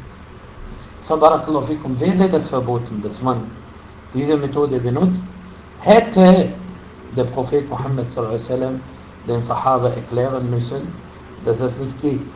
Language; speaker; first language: German; non-native, fluent; Arabic